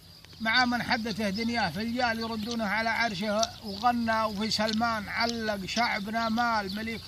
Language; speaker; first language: Arabic; native; Arabic